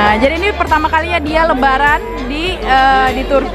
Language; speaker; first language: Indonesian; native; Indonesian